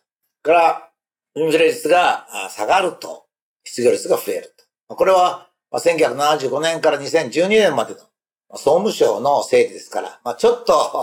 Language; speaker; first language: Japanese; native; Japanese